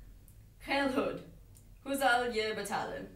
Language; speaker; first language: Dutch; non-native, learner; English